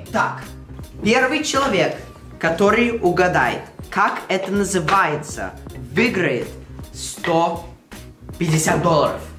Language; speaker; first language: Russian; early bilingual, heritage; Russian